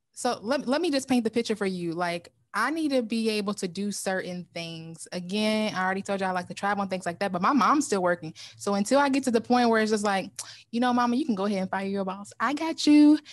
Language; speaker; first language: English; native; English